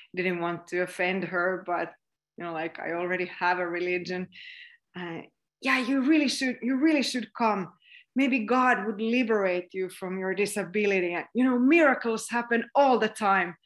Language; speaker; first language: English; non-native, fluent; Finnish